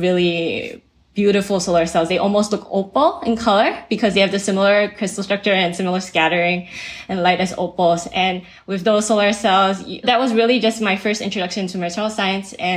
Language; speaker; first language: English; native; English